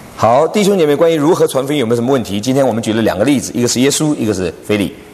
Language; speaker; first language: Chinese; non-native, local second language; Cantonese